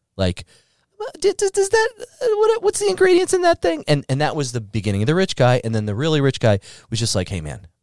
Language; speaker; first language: English; native; English